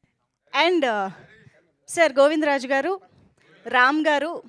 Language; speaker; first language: Telugu; native; Telugu